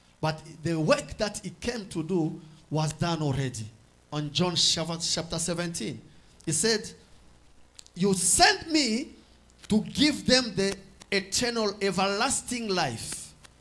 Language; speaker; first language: English; non-native, fluent; Swahili